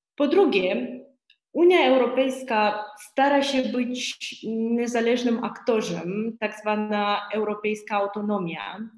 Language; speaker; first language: Polish; non-native, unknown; Romanian